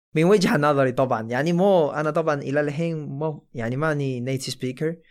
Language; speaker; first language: Arabic; non-native, fluent; Chinese